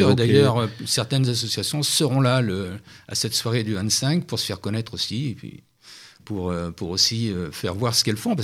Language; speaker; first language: French; native; French